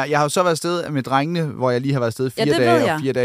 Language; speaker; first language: Danish; native; Danish